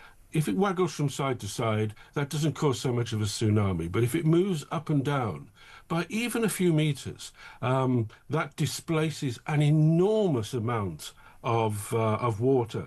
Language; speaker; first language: English; native; English